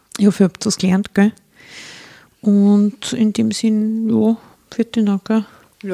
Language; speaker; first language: German; native; German